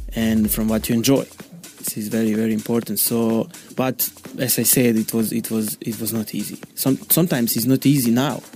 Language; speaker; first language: English; non-native, learner; Bosnian